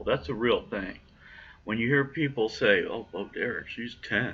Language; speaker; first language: English; native; English